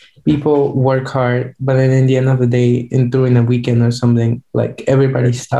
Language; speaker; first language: English; non-native, fluent; Guarani